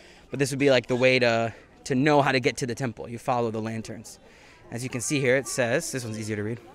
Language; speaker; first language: English; native; English